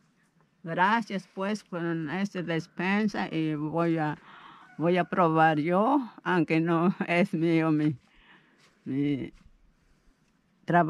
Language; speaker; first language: Spanish; non-native, local second language; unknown